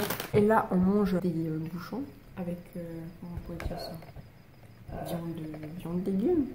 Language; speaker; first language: French; native; French